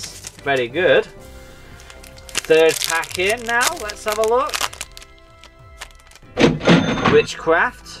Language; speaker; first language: English; native; English